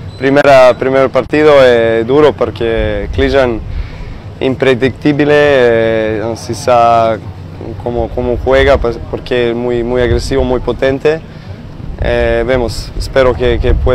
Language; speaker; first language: Spanish; non-native, learner; Serbian